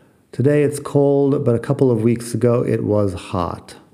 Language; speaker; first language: English; native; English